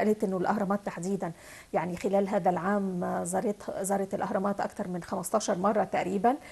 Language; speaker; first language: Arabic; native; Arabic